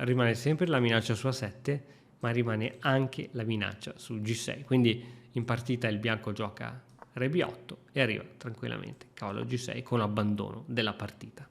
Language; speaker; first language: Italian; native; Italian